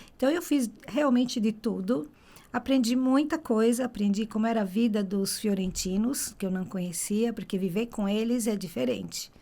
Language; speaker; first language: Portuguese; early bilingual, other home language; Italian